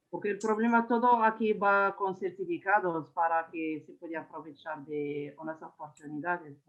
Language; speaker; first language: Spanish; non-native, learner; Arabic